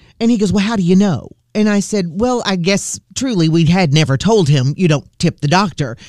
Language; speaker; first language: English; native; English